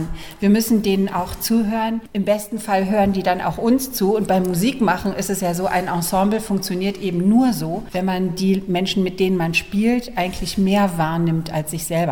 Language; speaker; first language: German; native; German